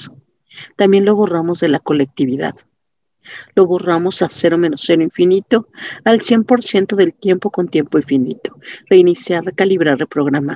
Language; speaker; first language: Spanish; native; Spanish